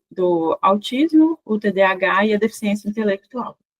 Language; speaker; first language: Portuguese; native; Portuguese